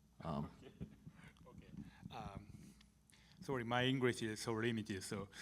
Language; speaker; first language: English; non-native, learner; Japanese